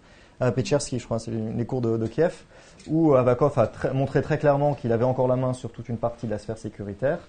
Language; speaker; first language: French; native; French